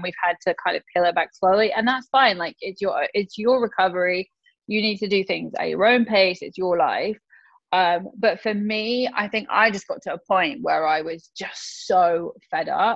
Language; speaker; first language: English; native; English